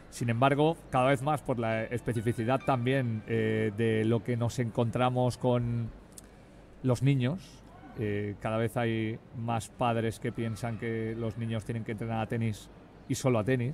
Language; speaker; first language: Spanish; native; Spanish